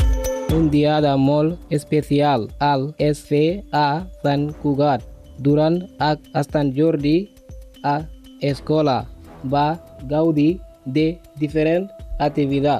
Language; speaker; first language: Catalan; non-native, learner; Spanish